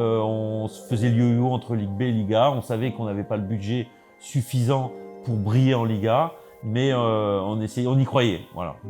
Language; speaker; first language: French; native; French